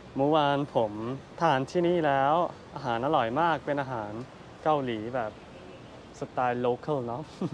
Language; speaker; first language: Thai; early bilingual, heritage; Thai